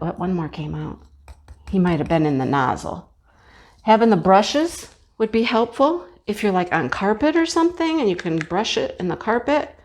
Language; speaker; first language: English; native; English